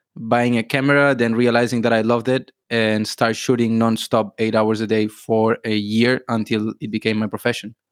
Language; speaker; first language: English; non-native, fluent; Spanish